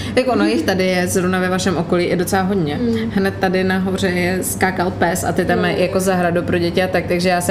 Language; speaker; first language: Czech; native; Czech